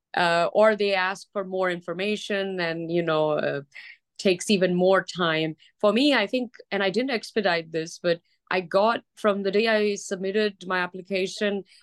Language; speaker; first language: English; early bilingual, other home language; Arabic